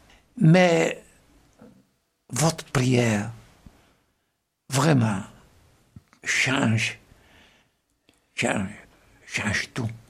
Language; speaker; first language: French; non-native, fluent; Italian